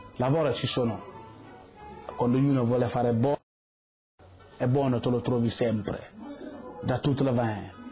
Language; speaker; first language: Italian; non-native, learner; Wolof